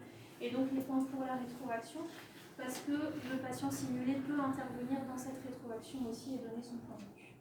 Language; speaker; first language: French; native; French